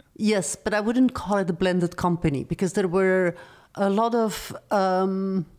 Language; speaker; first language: English; non-native, fluent; Dutch